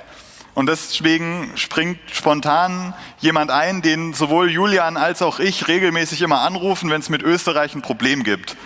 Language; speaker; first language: German; native; German